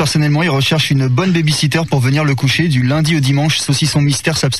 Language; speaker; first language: French; native; French